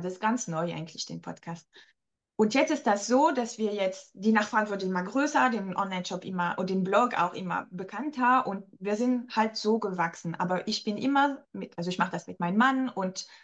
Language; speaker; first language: German; non-native, fluent; French